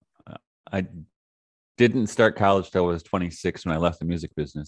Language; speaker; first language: English; native; English